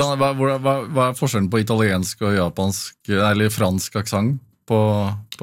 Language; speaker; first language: Norwegian; native; Norwegian